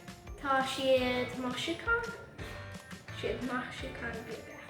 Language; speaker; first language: Irish; non-native, local second language; English